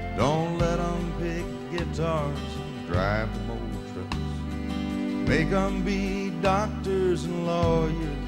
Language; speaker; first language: English; native; English